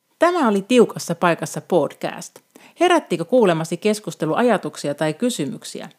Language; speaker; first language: Finnish; native; Finnish